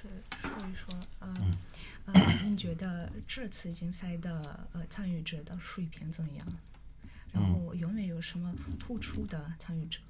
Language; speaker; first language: Chinese; non-native, fluent; Russian